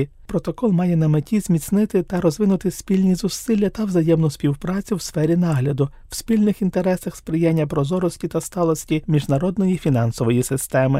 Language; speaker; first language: Ukrainian; native; Ukrainian